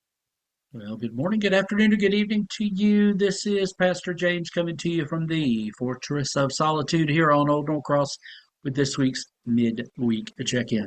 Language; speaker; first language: English; native; English